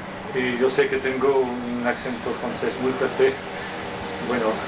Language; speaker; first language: Spanish; non-native, learner; French